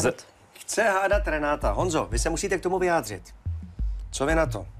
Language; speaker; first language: Czech; native; Czech